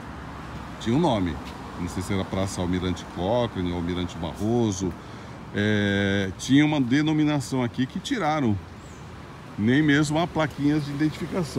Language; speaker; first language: Portuguese; native; Portuguese